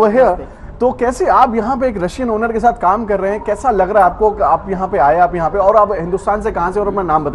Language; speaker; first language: Hindi; native; Hindi